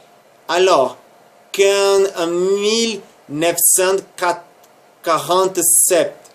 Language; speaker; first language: French; non-native, learner; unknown